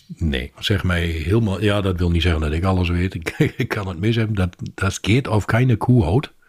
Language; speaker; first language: Dutch; native; Dutch